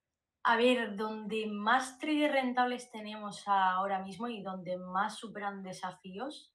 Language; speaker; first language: Spanish; native; Spanish